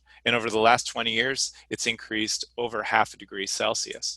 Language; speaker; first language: English; native; English